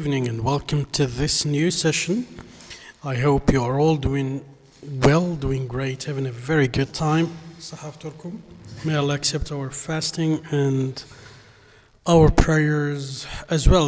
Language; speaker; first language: English; non-native, fluent; Arabic